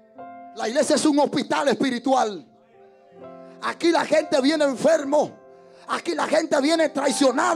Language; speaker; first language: Spanish; native; Spanish